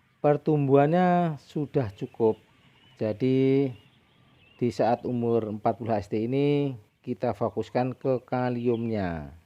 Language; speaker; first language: Indonesian; non-native, local second language; Javanese